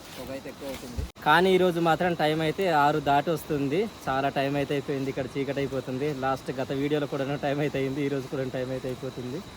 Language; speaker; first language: Telugu; native; Telugu